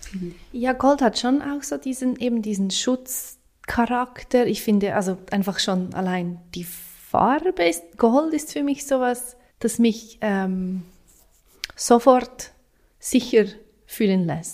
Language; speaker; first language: German; native; German